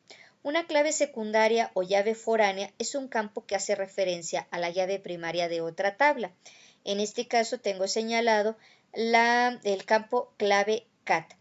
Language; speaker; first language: Spanish; native; Spanish